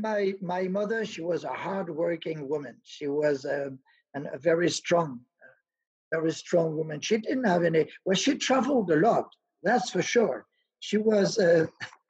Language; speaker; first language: English; non-native, fluent; French